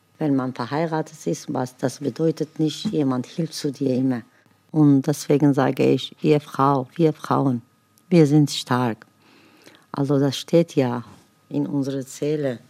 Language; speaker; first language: German; non-native, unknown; Kurdish